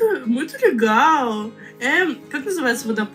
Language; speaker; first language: Portuguese; non-native, learner; Russian